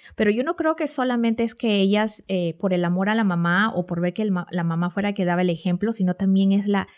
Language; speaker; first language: Spanish; native; Spanish